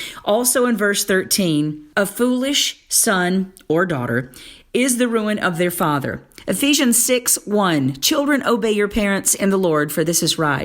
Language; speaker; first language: English; native; English